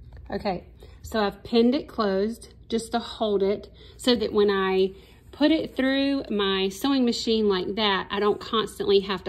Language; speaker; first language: English; native; English